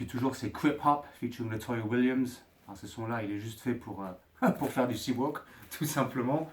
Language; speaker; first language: French; native; French